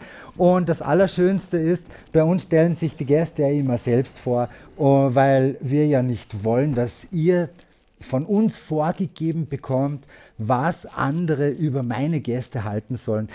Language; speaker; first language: German; native; German